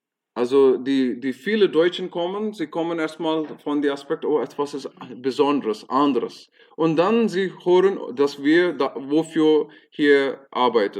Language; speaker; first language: German; non-native, fluent; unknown